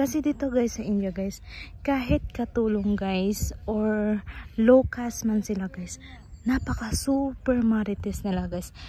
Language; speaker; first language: Filipino; native; Filipino